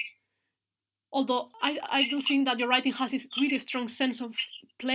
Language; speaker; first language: English; non-native, fluent; Spanish